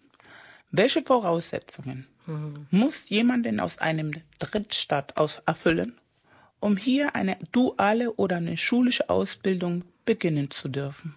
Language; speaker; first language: German; non-native, fluent; Spanish